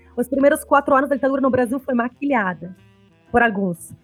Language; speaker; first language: Portuguese; non-native, fluent; Italian